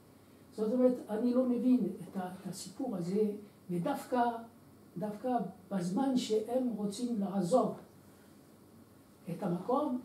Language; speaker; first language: Hebrew; non-native, fluent; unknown